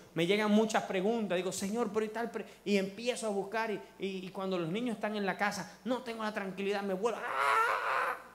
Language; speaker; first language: Spanish; early bilingual, heritage; Spanish